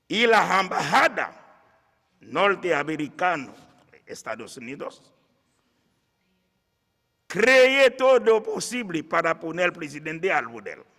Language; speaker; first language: Spanish; non-native, fluent; Haitian Creole